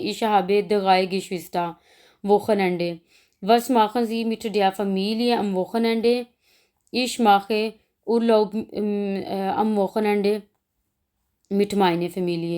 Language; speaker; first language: German; non-native, learner; Urdu